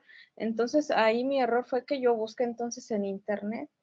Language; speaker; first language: Spanish; native; Spanish